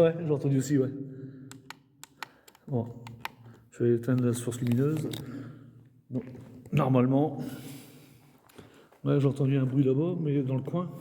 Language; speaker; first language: French; native; French